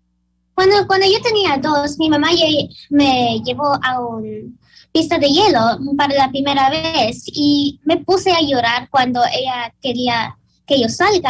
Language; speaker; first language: Spanish; early bilingual, heritage; Spanish